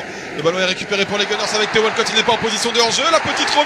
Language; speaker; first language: French; native; French